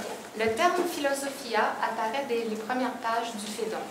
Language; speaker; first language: French; native; French